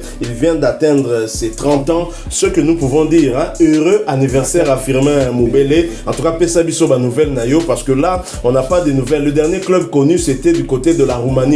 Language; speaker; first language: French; non-native, local second language; Lingala